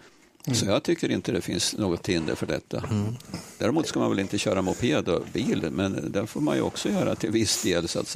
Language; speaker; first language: Swedish; native; Swedish